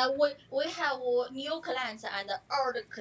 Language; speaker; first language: English; non-native, learner; Chinese